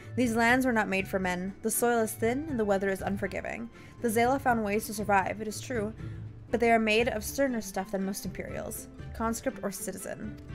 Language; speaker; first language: English; native; English